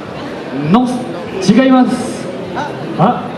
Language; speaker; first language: Japanese; non-native, fluent; French